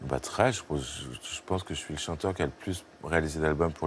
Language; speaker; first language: French; native; French